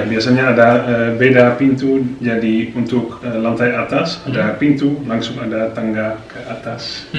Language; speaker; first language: Indonesian; non-native, fluent; Dutch